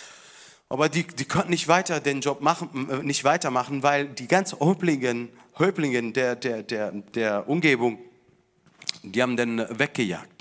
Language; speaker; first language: German; non-native, fluent; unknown